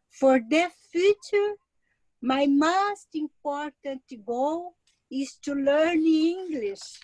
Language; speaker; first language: English; non-native, learner; Portuguese